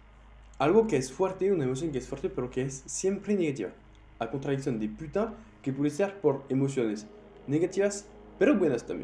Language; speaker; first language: Spanish; non-native, fluent; French